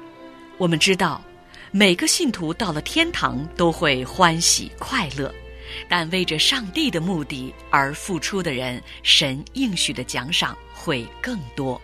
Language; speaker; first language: Chinese; native; Chinese